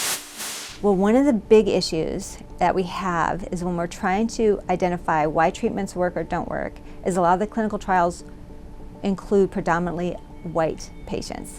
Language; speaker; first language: English; native; English